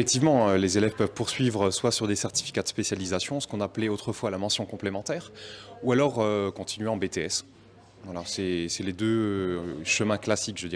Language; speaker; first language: French; native; French